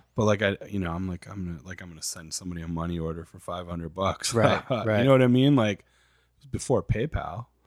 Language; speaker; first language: English; native; English